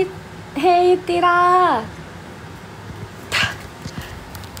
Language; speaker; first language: English; non-native, learner; Thai